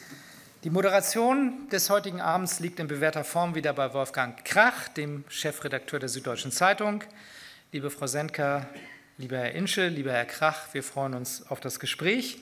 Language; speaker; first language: German; native; German